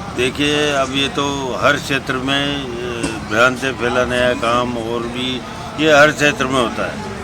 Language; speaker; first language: Hindi; native; Hindi